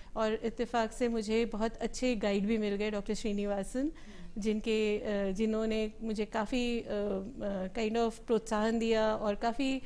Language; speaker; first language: Hindi; native; Hindi